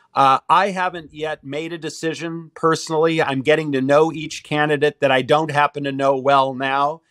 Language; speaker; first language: English; native; English